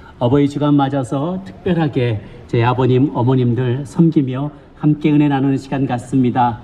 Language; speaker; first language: Korean; native; Korean